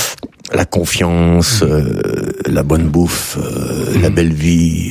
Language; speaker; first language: French; native; French